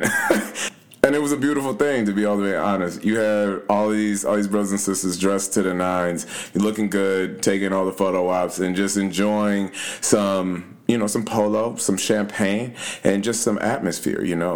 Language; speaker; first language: English; native; English